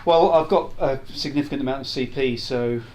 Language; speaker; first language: English; native; English